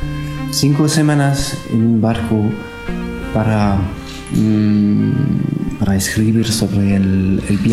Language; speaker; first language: Spanish; non-native, fluent; French